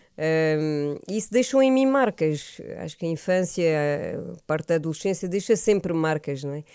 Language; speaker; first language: Portuguese; early bilingual, heritage; Portuguese